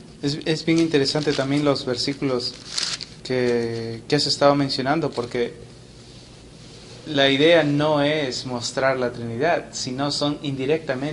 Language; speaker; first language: Spanish; native; Spanish